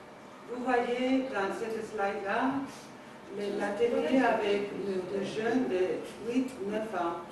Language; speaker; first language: French; non-native, fluent; Spanish